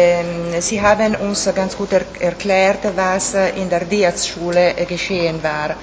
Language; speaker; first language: German; non-native, fluent; Italian